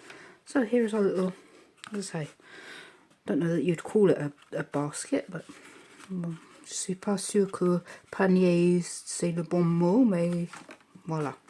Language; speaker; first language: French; non-native, learner; English